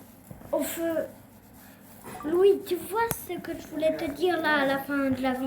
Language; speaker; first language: French; native; French